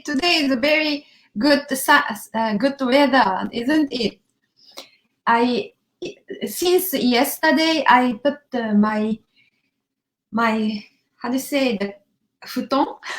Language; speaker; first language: English; non-native, learner; Japanese